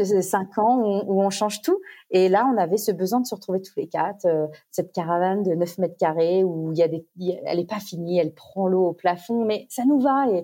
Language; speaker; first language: French; native; French